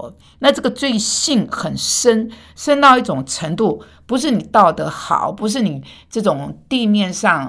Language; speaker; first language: Chinese; non-native, fluent; Korean